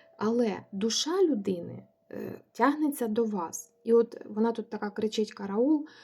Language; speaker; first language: Ukrainian; non-native, local second language; Russian